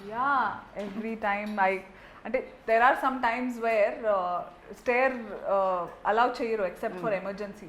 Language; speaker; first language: Telugu; native; Telugu